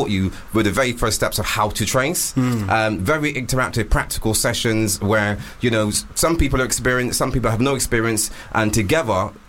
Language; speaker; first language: English; native; English